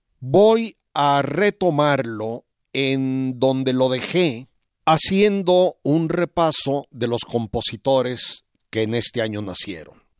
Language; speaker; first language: Spanish; native; Spanish